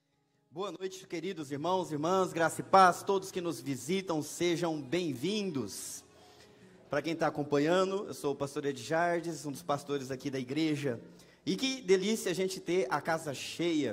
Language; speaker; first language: Portuguese; native; Portuguese